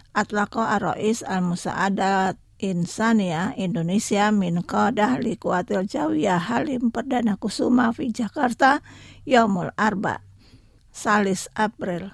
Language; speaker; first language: Arabic; non-native, fluent; Indonesian